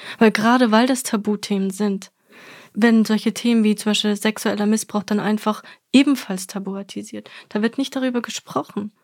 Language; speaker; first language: German; early bilingual, other home language; Russian